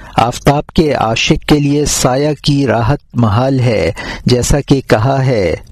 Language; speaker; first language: Urdu; native; Urdu